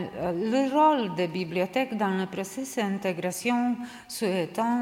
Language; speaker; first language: French; non-native, learner; Serbian